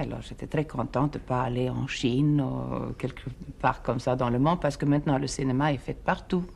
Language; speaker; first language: French; non-native, fluent; Swedish